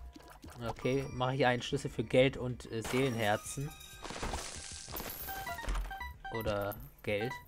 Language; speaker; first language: German; native; German